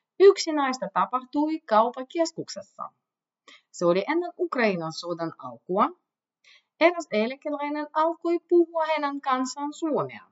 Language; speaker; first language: Finnish; non-native, learner; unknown